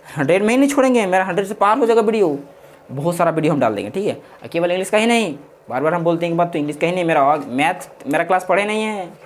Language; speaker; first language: Hindi; native; Hindi